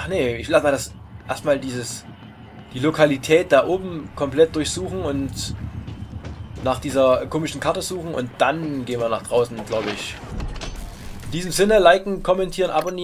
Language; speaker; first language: German; native; German